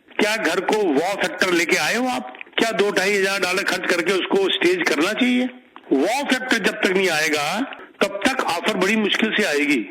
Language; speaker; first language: Hindi; native; Hindi